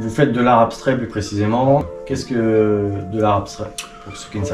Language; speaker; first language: French; native; French